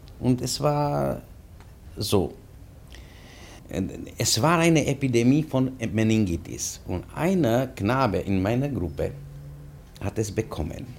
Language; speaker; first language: German; non-native, fluent; Czech